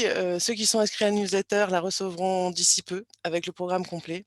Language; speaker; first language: French; native; French